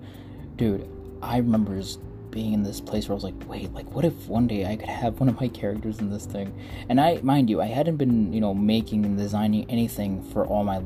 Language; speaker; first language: English; non-native, fluent; Spanish